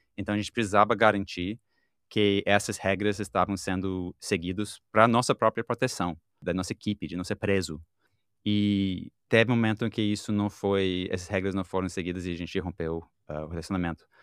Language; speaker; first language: Portuguese; non-native, fluent; English